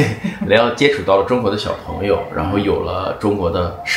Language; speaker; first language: Chinese; native; Chinese